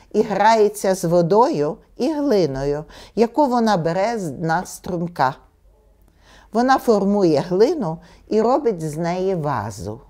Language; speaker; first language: Ukrainian; native; Ukrainian